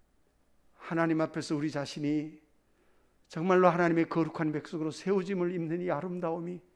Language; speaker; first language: Korean; native; Korean